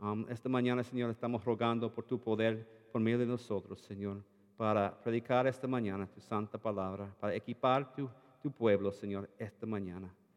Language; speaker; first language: Spanish; non-native, fluent; English